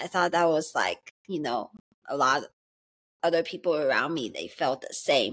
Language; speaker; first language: English; early bilingual, other home language; Chinese